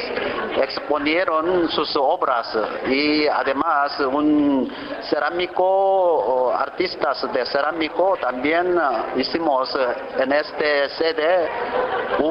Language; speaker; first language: Spanish; non-native, learner; Korean